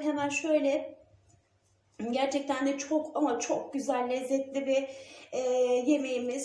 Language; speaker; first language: Turkish; native; Turkish